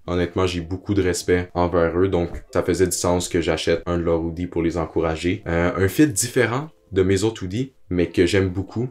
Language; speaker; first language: French; native; French